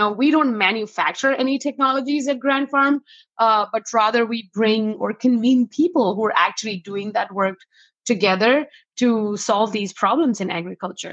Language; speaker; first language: English; non-native, local second language; Hindi